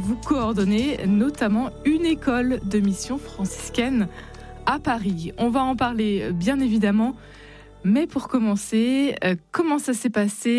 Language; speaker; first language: French; native; French